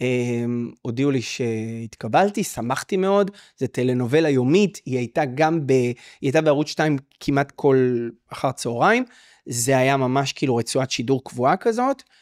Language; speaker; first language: Hebrew; native; Hebrew